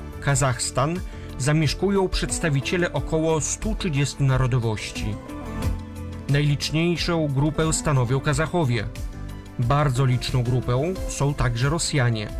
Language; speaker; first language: Polish; native; Polish